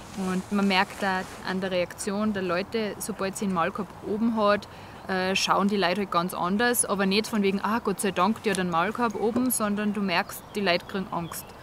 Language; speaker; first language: German; native; German